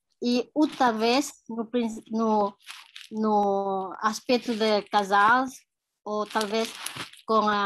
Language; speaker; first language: Portuguese; non-native, learner; Tetum